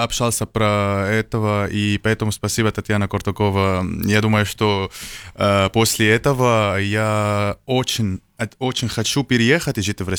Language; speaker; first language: Russian; non-native, learner; Arabic